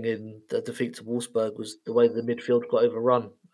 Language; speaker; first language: English; native; English